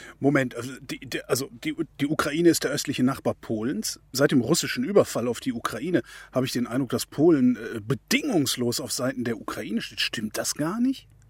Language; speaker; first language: German; native; German